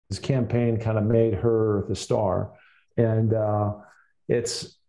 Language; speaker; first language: English; native; English